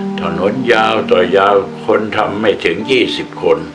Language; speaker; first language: Thai; native; Thai